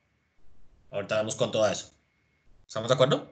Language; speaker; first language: Spanish; native; Spanish